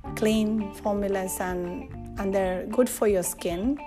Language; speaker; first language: English; non-native, fluent; Spanish